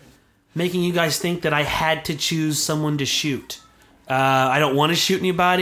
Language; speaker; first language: English; native; English